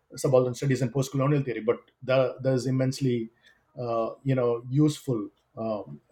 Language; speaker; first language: English; non-native, local second language; Malayalam